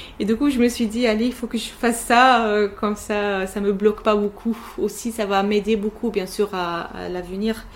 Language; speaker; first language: French; non-native, local second language; Arabic